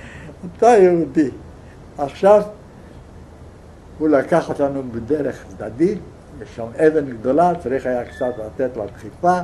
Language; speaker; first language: Hebrew; non-native, fluent; Yiddish